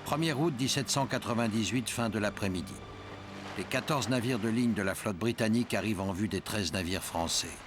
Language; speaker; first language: French; native; French